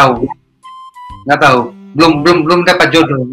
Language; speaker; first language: Indonesian; non-native, fluent; Hebrew